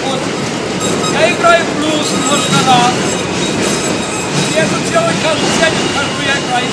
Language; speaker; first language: Russian; early bilingual, heritage; Russian